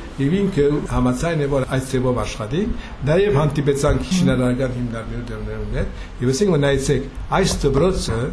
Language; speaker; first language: Armenian; early bilingual, heritage; Armenian